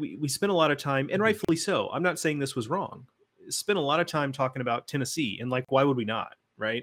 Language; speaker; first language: English; native; English